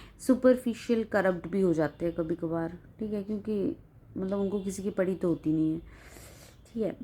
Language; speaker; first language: Hindi; non-native, local second language; Bangla